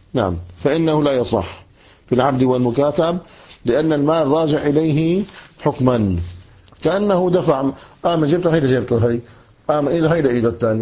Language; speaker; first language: Arabic; native; Arabic